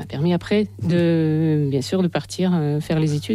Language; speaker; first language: French; non-native, fluent; Russian